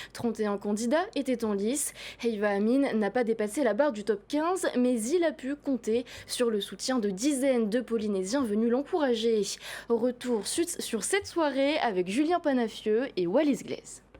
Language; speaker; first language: French; native; French